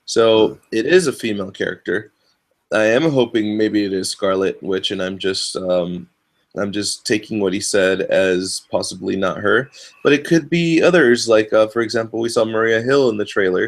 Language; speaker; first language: English; native; English